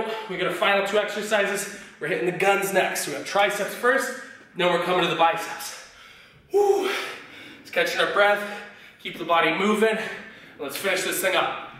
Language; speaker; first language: English; native; English